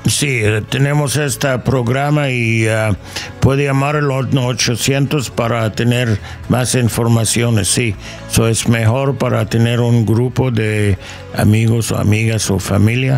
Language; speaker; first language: Spanish; non-native, learner; English